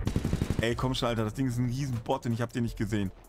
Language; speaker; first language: German; native; German